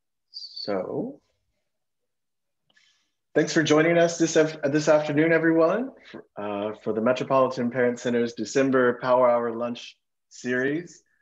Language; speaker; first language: English; early bilingual, other home language; Spanish